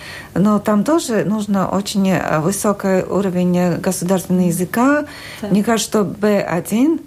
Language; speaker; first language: Russian; non-native, local second language; Latvian